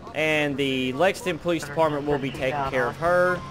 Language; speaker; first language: English; native; English